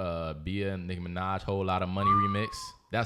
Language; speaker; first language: English; native; English